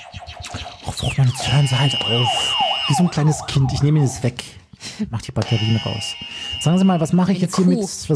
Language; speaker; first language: German; native; German